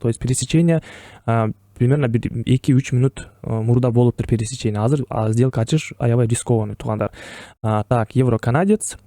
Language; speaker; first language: Russian; non-native, local second language; Kyrgyz